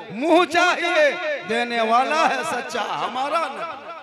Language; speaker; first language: Hindi; native; Hindi